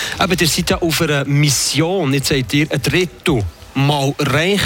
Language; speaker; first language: German; native; German